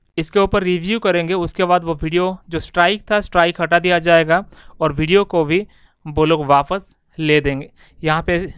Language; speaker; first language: Hindi; non-native, local second language; Bangla